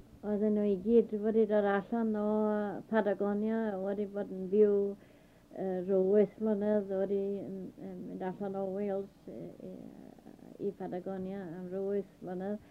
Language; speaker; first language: Welsh; early bilingual, heritage; Welsh